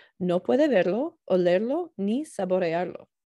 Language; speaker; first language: Spanish; non-native, learner; English